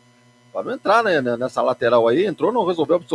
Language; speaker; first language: Portuguese; native; Portuguese